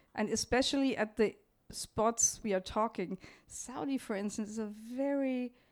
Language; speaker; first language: English; non-native, fluent; German